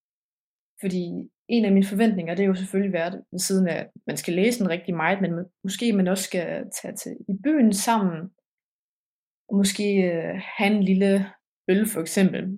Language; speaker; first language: Danish; early bilingual, heritage; Danish